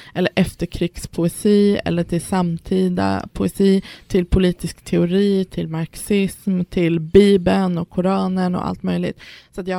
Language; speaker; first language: Swedish; early bilingual, other home language; Persian